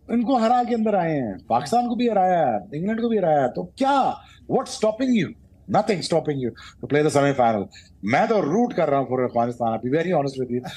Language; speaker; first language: Urdu; non-native, local second language; Punjabi